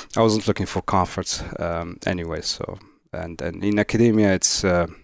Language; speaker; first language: English; non-native, fluent; Arabic